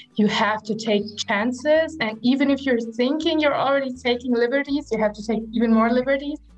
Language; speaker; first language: English; non-native, fluent; German